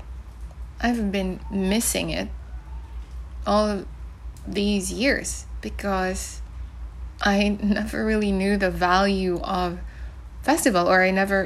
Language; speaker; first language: English; non-native, local second language; Cebuano